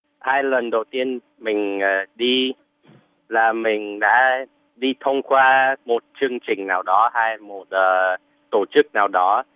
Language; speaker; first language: Vietnamese; non-native, fluent; English